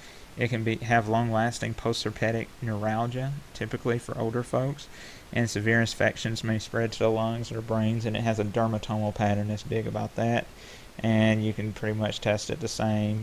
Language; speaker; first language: English; native; English